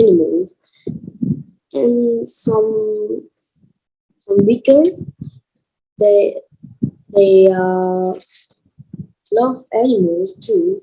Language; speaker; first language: English; non-native, learner; Vietnamese